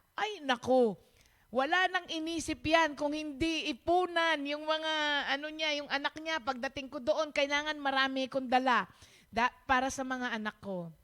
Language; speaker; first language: Filipino; non-native, local second language; Pampanga